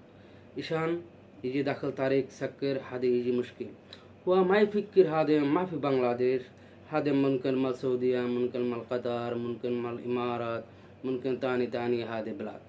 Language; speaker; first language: Arabic; non-native, learner; Bangla